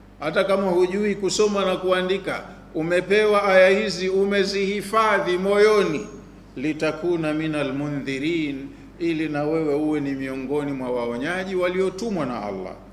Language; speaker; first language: Swahili; native; Swahili